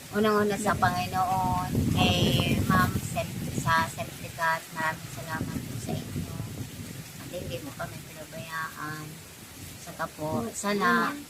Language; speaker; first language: Filipino; non-native, local second language; Bikol